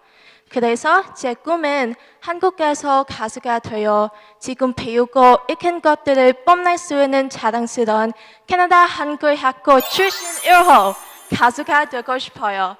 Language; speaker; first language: Korean; non-native, learner; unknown